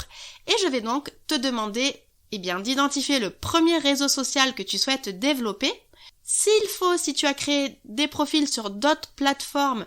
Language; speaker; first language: French; native; French